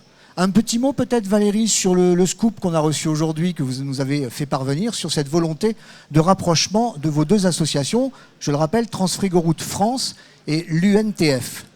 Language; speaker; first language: French; native; French